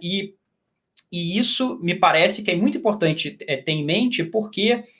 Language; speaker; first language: Portuguese; native; Portuguese